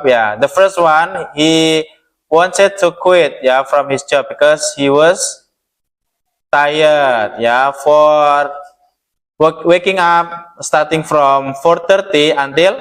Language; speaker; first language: English; non-native, learner; Indonesian